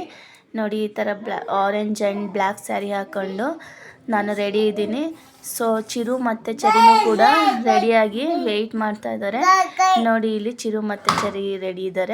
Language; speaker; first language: Kannada; native; Kannada